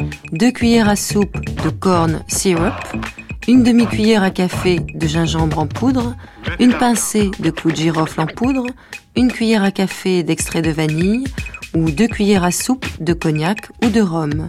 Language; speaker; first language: French; native; French